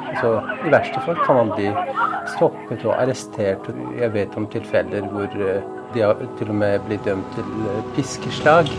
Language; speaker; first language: Norwegian; non-native, fluent; Persian